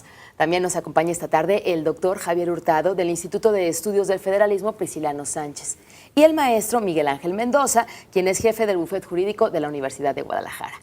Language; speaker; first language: Spanish; native; Spanish